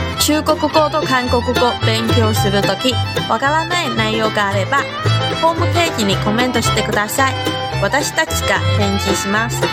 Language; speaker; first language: Japanese; non-native, fluent; Korean